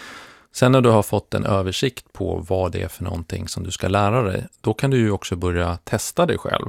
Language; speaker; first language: Swedish; native; Swedish